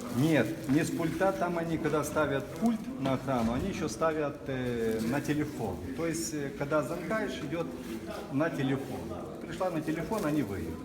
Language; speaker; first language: Russian; native; Russian